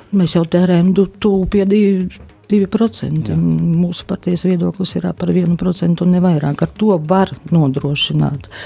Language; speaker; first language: Latvian; native; Latvian